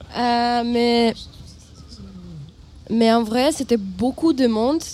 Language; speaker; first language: French; non-native, learner; Ukrainian